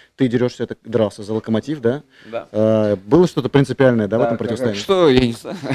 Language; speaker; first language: Russian; native; Russian